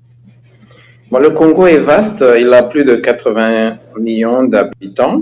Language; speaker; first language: French; non-native, local second language; Kinyarwanda